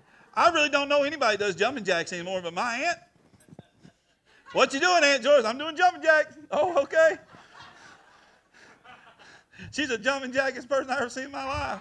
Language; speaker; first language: English; native; English